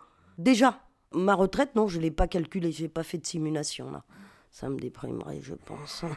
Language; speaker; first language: French; native; French